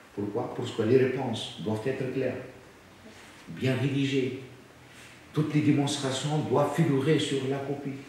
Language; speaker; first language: French; non-native, local second language; Arabic